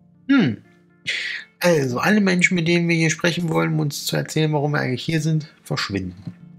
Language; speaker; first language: German; native; German